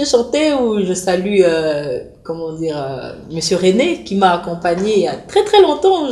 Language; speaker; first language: French; non-native, local second language; Lingala